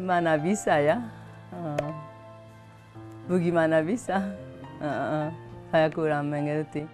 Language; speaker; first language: Indonesian; non-native, fluent; Japanese